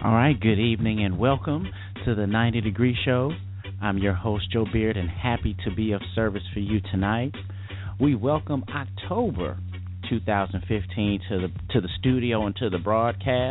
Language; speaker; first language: English; native; English